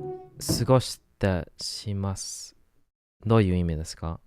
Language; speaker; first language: Japanese; non-native, learner; English